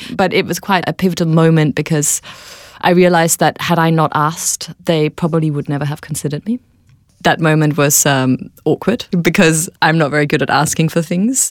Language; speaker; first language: English; non-native, fluent; Danish